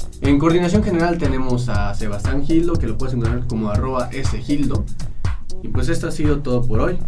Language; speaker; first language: Spanish; native; Spanish